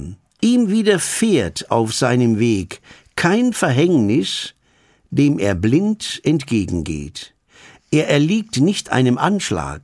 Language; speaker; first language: German; native; German